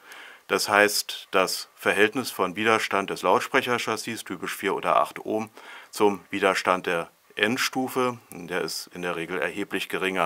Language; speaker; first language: German; native; German